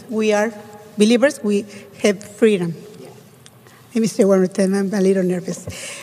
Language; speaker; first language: English; non-native, learner; Spanish